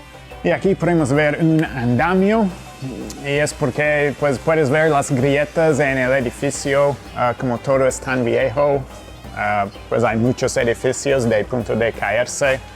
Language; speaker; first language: Spanish; non-native, fluent; English